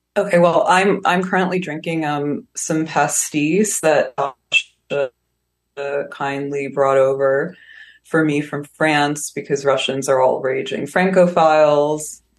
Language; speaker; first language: English; early bilingual, other home language; Russian